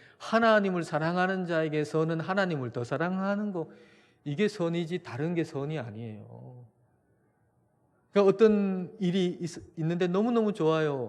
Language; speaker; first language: Korean; native; Korean